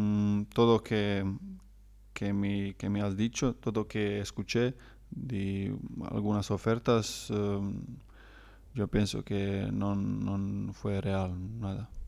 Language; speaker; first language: Spanish; non-native, learner; Croatian